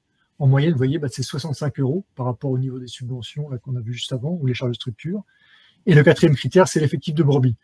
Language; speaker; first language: French; native; French